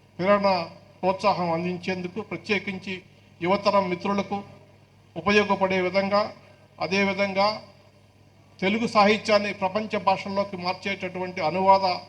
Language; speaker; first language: Telugu; native; Telugu